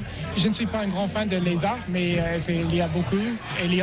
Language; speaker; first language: French; non-native, fluent; English